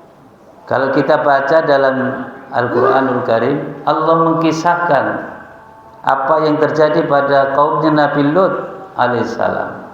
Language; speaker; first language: Indonesian; native; Indonesian